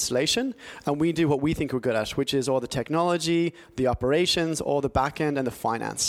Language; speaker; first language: English; native; English